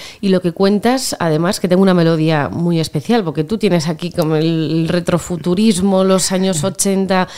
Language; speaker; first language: Spanish; native; Spanish